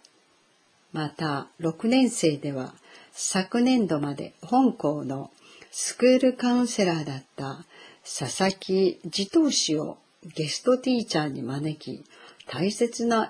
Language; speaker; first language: Japanese; native; Japanese